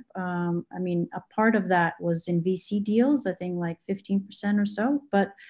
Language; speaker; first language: English; non-native, fluent; Bulgarian